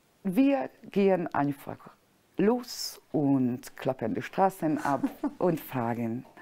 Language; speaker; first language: German; non-native, fluent; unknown